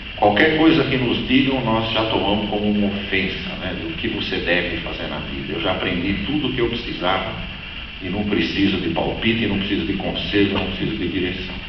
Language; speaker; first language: Portuguese; native; Portuguese